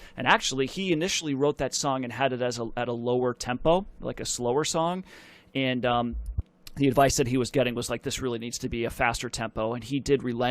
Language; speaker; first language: English; native; English